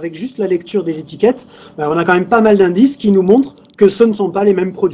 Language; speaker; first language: French; native; French